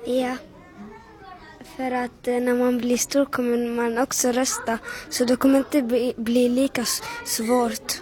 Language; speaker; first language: Swedish; early bilingual, other home language; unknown